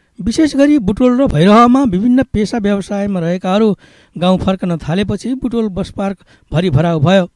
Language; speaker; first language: Nepali; native; Nepali